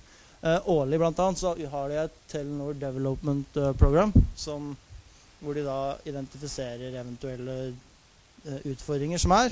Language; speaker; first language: Norwegian; native; Norwegian